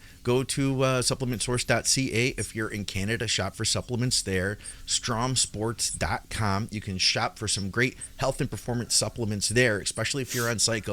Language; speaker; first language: English; native; English